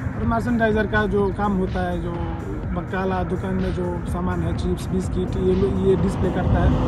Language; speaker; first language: Hindi; non-native, learner; Bangla